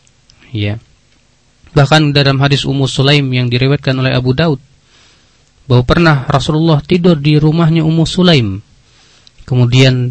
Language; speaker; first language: Indonesian; native; Indonesian